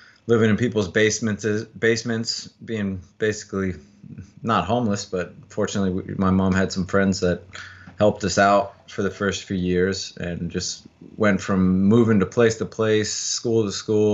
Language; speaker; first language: English; native; English